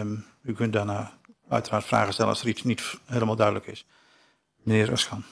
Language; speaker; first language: Dutch; native; Dutch